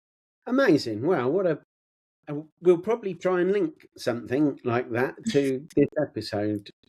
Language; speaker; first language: English; native; English